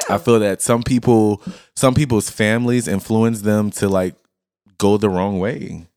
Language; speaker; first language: English; native; English